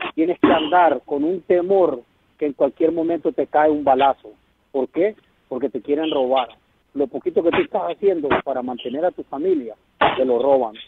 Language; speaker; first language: Spanish; native; Spanish